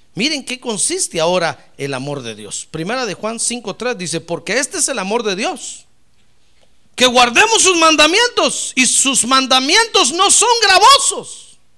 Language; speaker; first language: Spanish; native; Spanish